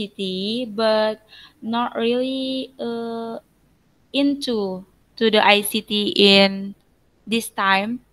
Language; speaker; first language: English; non-native, learner; Indonesian